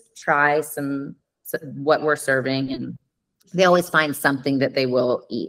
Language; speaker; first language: English; native; English